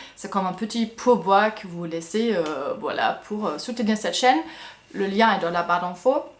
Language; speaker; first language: French; non-native, fluent; German